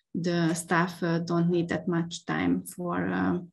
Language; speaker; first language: English; non-native, fluent; Hungarian